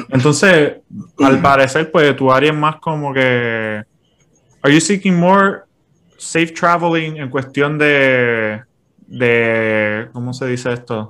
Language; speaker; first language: Spanish; native; Spanish